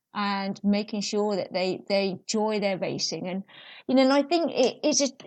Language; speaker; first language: English; native; English